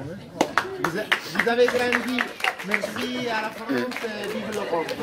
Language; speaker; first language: French; non-native, fluent; Italian